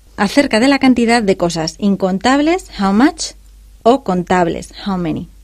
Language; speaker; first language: Spanish; native; Spanish